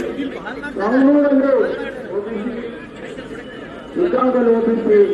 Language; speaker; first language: Kannada; native; Kannada